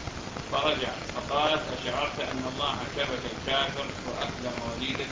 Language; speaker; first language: Arabic; native; Arabic